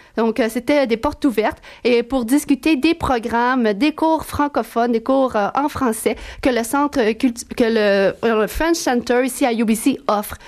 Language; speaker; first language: French; native; French